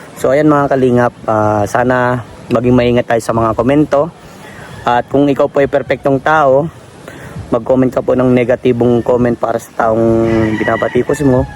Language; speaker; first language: Filipino; non-native, local second language; Bikol